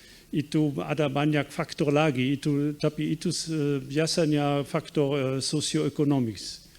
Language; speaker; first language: Indonesian; non-native, fluent; German